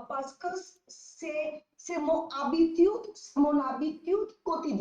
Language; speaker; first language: French; non-native, learner; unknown